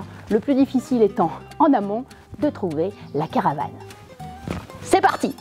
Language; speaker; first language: French; native; French